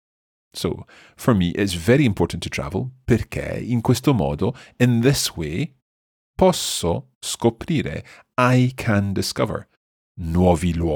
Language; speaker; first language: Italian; non-native, fluent; English